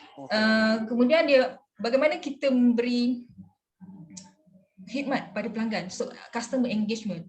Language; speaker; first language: Malay; native; Malay